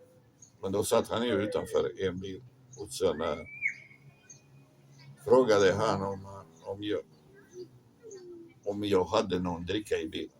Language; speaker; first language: Swedish; non-native, fluent; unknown